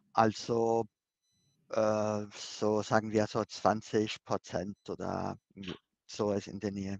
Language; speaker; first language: German; non-native, fluent; Spanish